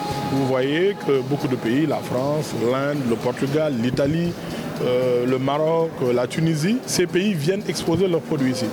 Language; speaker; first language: French; non-native, local second language; Wolof